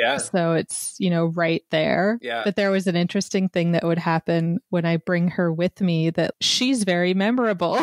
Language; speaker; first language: English; native; English